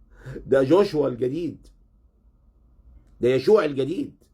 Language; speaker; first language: Arabic; native; Arabic